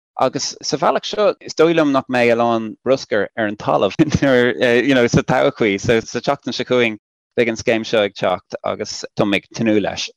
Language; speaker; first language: Irish; non-native, local second language; English